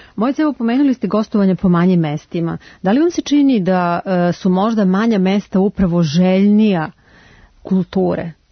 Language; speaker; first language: Serbian; native; Serbian